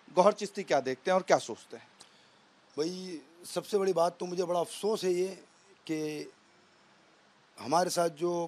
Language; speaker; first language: Hindi; native; Hindi